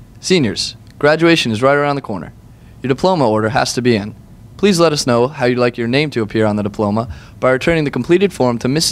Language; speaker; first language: English; native; English